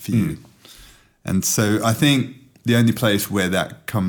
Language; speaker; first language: English; native; English